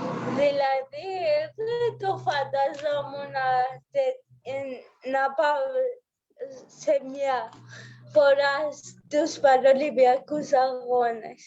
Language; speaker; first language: Greek; non-native, fluent; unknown